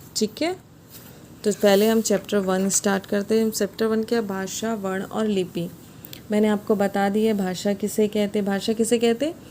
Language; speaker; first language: Hindi; native; Hindi